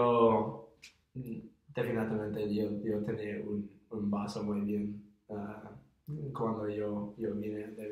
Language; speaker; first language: Spanish; non-native, fluent; English